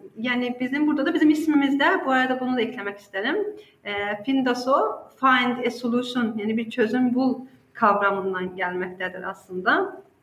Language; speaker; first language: Turkish; non-native, fluent; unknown